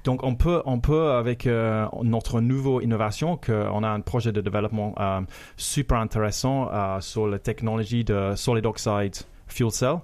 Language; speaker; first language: French; non-native, fluent; English